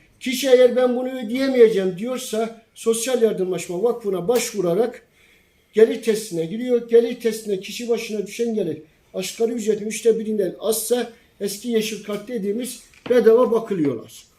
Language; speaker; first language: Turkish; native; Turkish